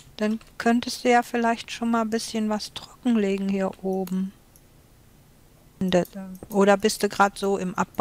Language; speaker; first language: German; native; German